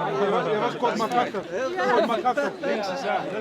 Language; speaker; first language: Dutch; native; Dutch